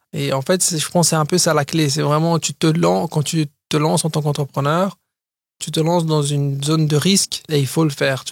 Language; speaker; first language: French; early bilingual, other home language; Portuguese